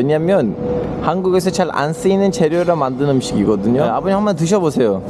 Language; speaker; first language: Korean; non-native, fluent; Turkish